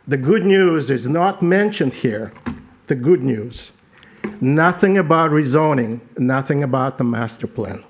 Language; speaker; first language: English; non-native, fluent; Ukrainian